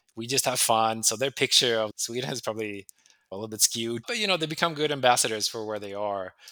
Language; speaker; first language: English; non-native, fluent; Swedish